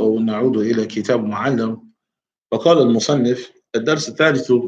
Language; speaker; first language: Arabic; non-native, fluent; English